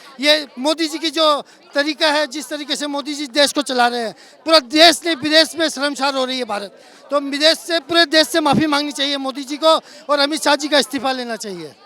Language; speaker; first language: Hindi; non-native, local second language; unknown